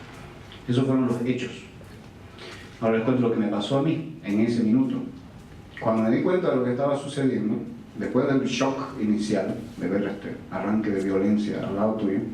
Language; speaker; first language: Spanish; native; Spanish